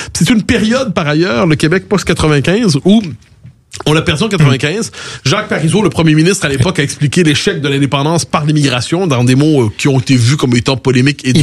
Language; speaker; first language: French; native; French